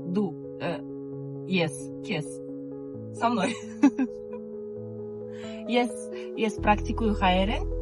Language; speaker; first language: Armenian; non-native, learner; Russian